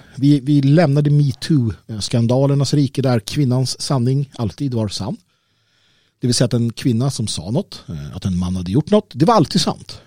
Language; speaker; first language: Swedish; native; Swedish